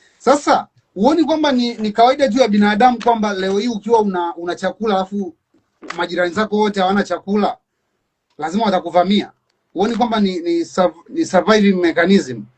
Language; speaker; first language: Swahili; native; Swahili